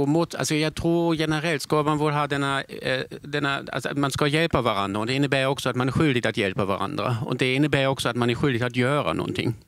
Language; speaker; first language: Swedish; non-native, fluent; German